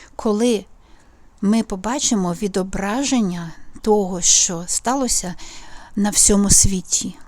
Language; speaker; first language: Ukrainian; native; Ukrainian